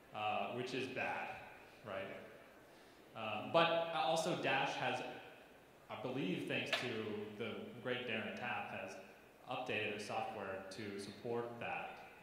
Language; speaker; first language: English; native; English